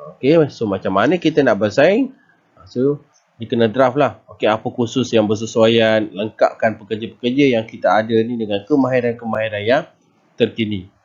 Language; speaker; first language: Malay; native; Malay